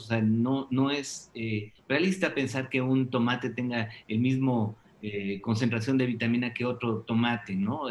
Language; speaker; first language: Spanish; native; Spanish